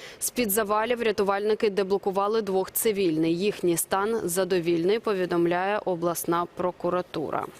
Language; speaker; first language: Ukrainian; native; Ukrainian